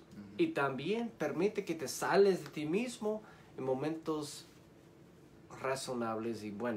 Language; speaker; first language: Spanish; non-native, learner; English